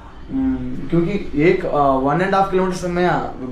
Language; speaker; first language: Hindi; non-native, local second language; Kannada